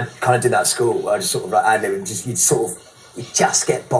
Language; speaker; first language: English; native; English